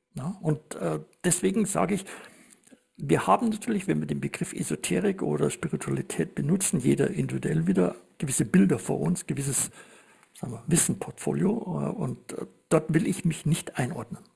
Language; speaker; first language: German; native; German